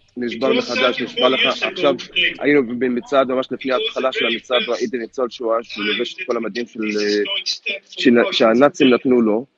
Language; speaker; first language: Hebrew; non-native, local second language; Arabic